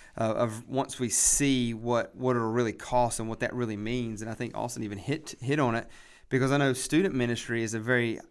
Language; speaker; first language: English; native; English